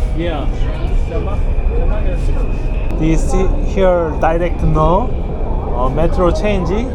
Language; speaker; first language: English; non-native, learner; Korean